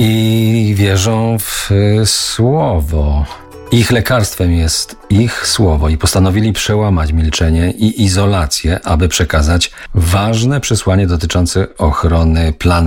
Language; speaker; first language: Polish; native; Polish